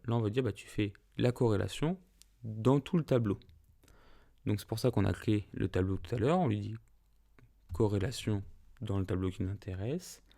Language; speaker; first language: French; native; French